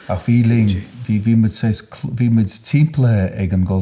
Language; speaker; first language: Irish; native; Irish